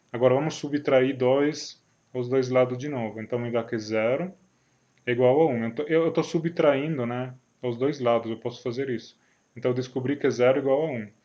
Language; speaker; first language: Portuguese; non-native, fluent; Italian